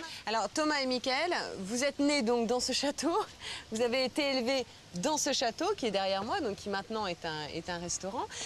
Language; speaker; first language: French; native; French